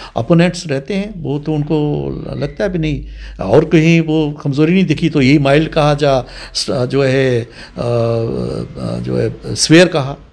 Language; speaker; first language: Hindi; non-native, local second language; Dogri